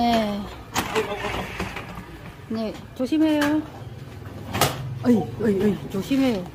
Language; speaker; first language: Korean; non-native, learner; Vietnamese